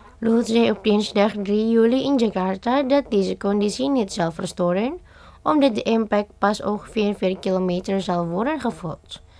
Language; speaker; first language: Dutch; non-native, fluent; Indonesian